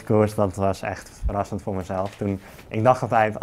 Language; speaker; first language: Dutch; native; Dutch